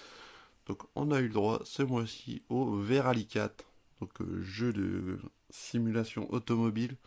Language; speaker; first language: French; native; French